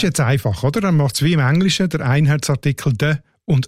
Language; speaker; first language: German; native; German